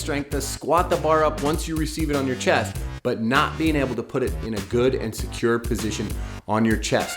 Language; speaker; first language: English; native; English